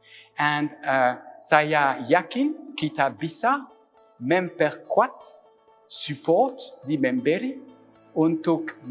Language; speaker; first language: Indonesian; non-native, learner; French